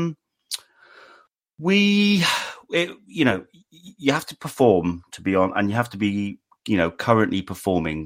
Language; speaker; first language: English; native; English